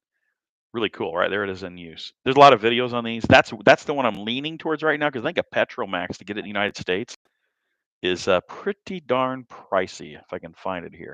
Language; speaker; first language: English; native; English